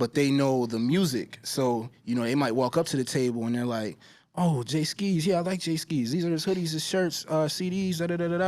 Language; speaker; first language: English; native; English